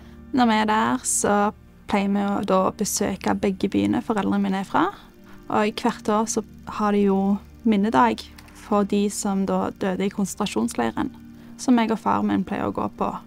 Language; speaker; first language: Norwegian; early bilingual, other home language; Bosnian